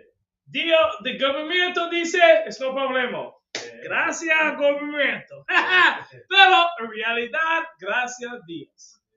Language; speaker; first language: Spanish; non-native, learner; English